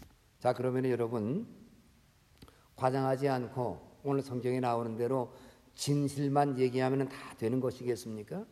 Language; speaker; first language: Korean; native; Korean